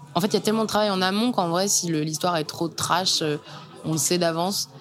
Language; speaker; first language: French; native; French